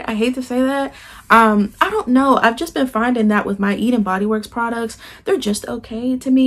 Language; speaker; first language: English; native; English